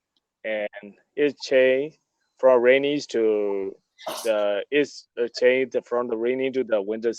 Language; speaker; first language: English; non-native, learner; Burmese